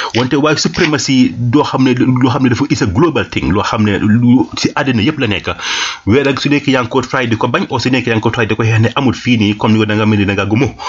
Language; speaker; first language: Wolof; non-native, local second language; Serer